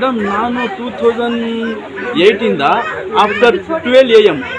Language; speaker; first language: Kannada; non-native, local second language; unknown